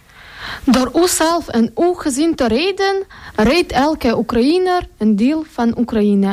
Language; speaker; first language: Dutch; non-native, learner; Ukrainian